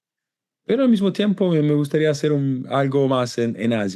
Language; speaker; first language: Spanish; non-native, learner; Italian